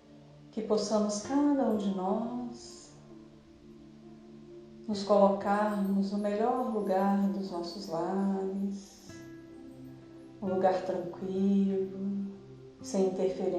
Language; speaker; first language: Portuguese; native; Portuguese